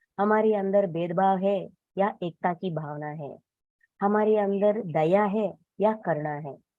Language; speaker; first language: Hindi; non-native, local second language; Telugu